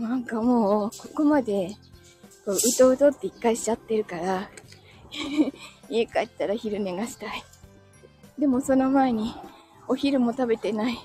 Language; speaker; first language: Japanese; native; Japanese